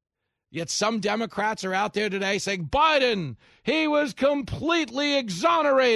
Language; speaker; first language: English; native; English